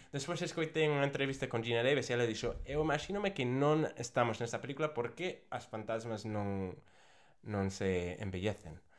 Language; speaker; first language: Galician; non-native, local second language; Spanish